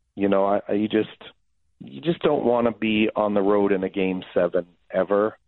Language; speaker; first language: English; native; English